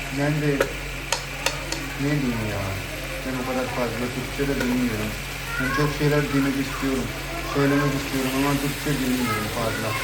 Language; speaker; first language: Turkish; non-native, learner; Urdu